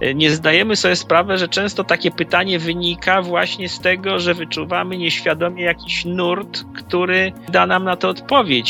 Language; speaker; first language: Polish; native; Polish